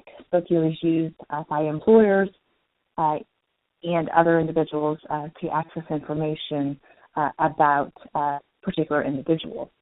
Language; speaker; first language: English; native; English